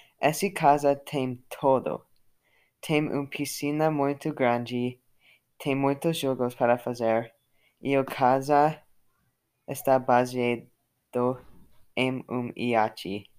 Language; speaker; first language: Portuguese; non-native, learner; English